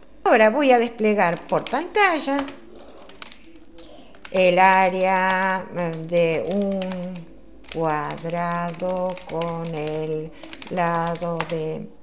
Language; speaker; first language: Spanish; native; Spanish